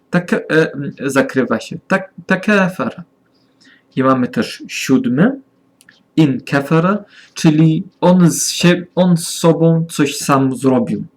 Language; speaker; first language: Polish; non-native, learner; German